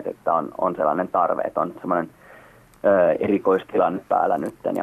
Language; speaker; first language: Finnish; native; Finnish